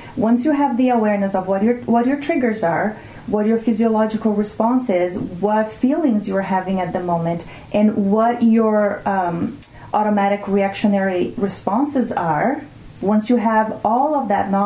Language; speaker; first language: English; non-native, fluent; Portuguese